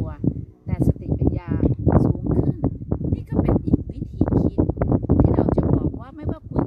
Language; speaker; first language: Thai; native; Thai